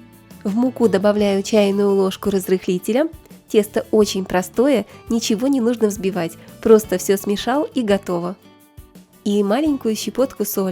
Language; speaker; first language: Russian; native; Russian